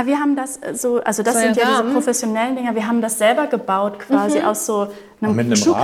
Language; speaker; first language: German; native; German